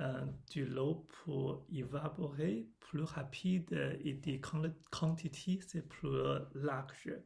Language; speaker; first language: French; non-native, learner; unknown